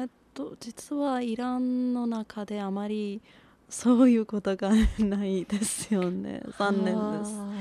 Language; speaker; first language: Japanese; non-native, learner; Persian